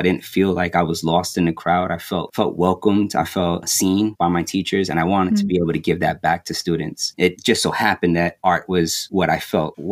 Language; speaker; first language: English; native; English